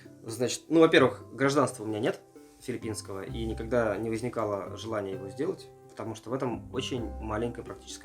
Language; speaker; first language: Russian; native; Russian